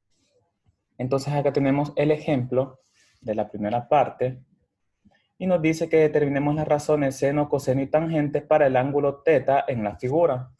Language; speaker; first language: Spanish; native; Spanish